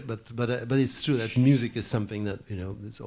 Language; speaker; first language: English; non-native, fluent; Polish